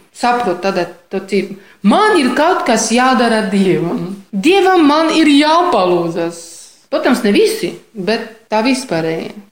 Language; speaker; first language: Latvian; non-native, fluent; Polish